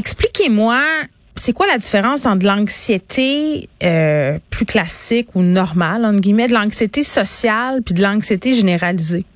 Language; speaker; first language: French; native; French